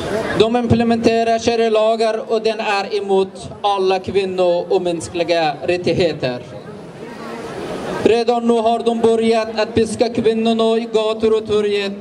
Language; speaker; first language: Swedish; non-native, fluent; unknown